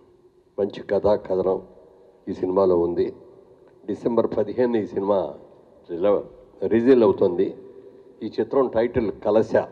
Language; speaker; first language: Telugu; native; Telugu